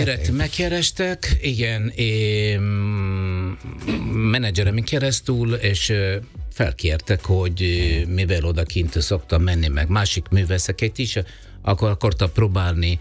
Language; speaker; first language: Hungarian; non-native, fluent; Italian